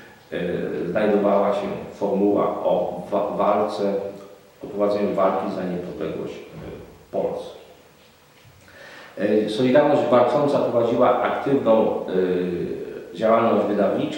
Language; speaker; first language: Polish; native; Polish